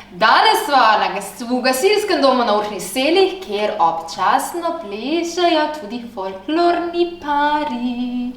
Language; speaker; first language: Slovenian; native; Slovenian